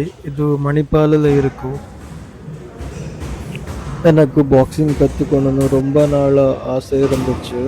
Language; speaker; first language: Tamil; non-native, learner; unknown